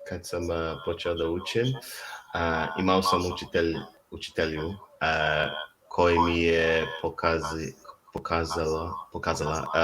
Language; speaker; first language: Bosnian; non-native, learner; English